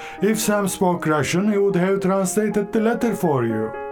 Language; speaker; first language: English; non-native, fluent; Turkish